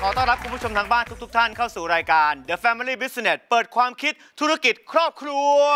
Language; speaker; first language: Thai; native; Thai